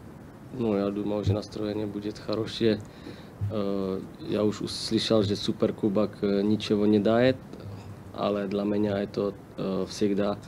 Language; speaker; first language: Russian; non-native, learner; Slovak